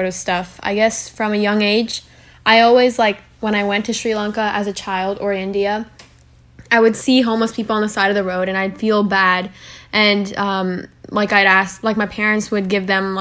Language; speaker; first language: English; native; English